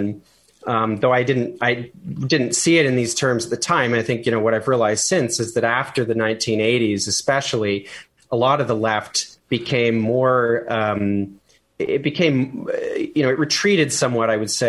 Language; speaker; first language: English; native; English